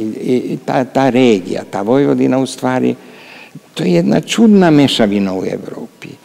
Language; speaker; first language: Croatian; non-native, local second language; Hungarian